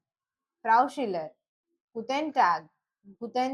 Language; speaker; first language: German; non-native, learner; Gujarati